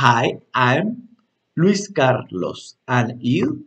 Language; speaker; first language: English; non-native, learner; Spanish